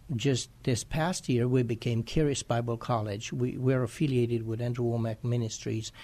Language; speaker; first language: English; non-native, fluent; Romanian